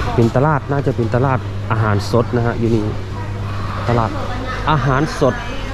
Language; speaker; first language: Thai; native; Thai